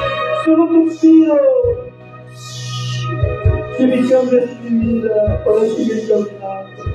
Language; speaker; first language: Spanish; non-native, local second language; Quechua